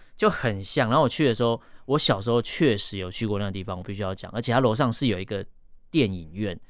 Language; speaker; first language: Chinese; native; Chinese